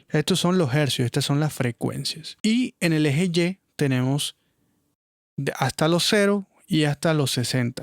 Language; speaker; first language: Spanish; native; Spanish